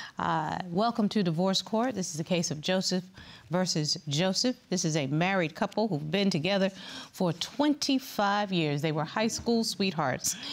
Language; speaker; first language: English; native; English